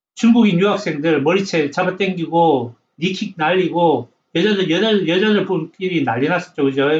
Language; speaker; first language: Korean; native; Korean